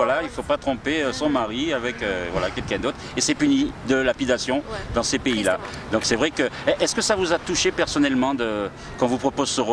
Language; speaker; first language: French; native; French